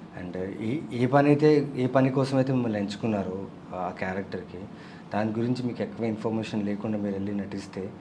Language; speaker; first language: Telugu; non-native, local second language; Tamil